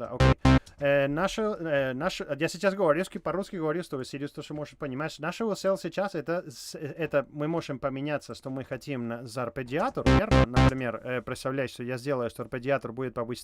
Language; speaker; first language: Russian; non-native, learner; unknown